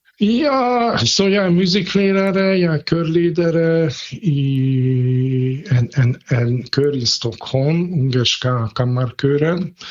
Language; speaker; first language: Swedish; non-native, fluent; Hungarian